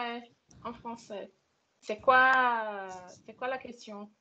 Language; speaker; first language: French; non-native, fluent; Portuguese